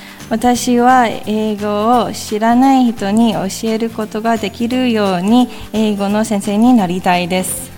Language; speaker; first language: Japanese; non-native, learner; English